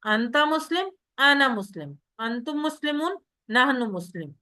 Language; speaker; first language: Arabic; non-native, learner; Urdu